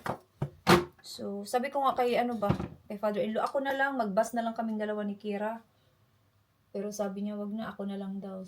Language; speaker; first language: Filipino; native; Filipino